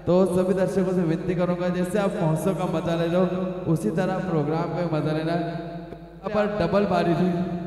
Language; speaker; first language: Hindi; non-native, local second language; Marathi